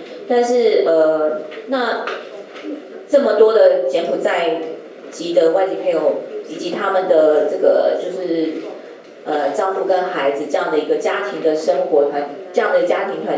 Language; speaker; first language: Chinese; native; Chinese